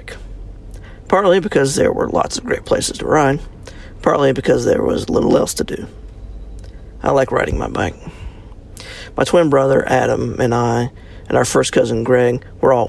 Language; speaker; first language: English; native; English